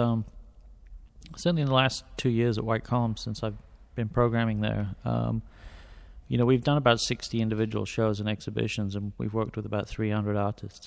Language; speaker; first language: English; native; English